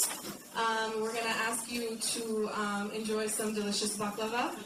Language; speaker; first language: English; native; English